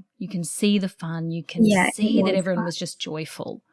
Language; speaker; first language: English; native; English